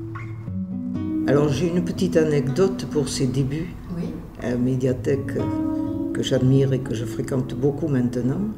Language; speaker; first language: French; native; French